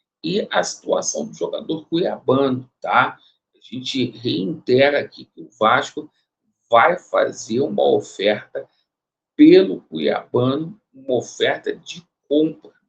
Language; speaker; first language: Portuguese; native; Portuguese